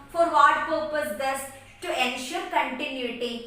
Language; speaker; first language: English; non-native, local second language; Malayalam